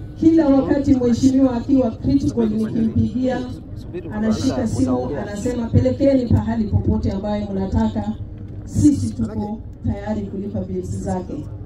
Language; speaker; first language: Swahili; non-native, local second language; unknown